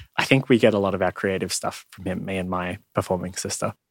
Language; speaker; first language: English; native; English